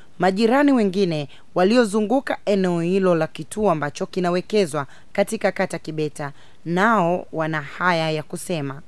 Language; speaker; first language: Swahili; native; Swahili